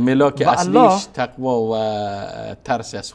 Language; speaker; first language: Persian; native; Persian